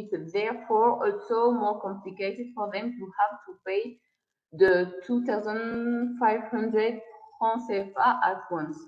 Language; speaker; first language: English; non-native, learner; French